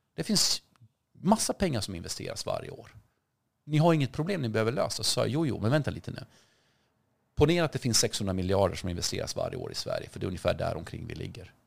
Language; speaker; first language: Swedish; early bilingual, other home language; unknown